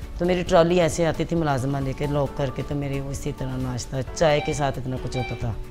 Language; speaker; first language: Urdu; non-native, local second language; Punjabi